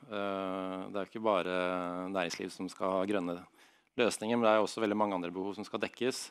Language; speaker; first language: Norwegian; native; Norwegian